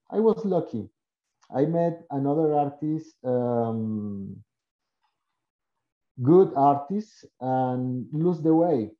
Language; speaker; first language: English; non-native, learner; Spanish